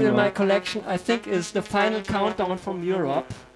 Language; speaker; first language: English; non-native, fluent; German